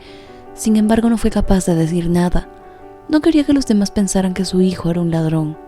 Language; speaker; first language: Spanish; native; Spanish